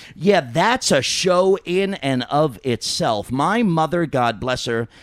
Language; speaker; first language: English; native; English